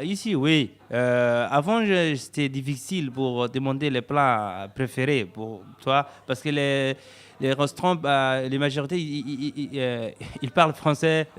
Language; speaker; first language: French; non-native, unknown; Somali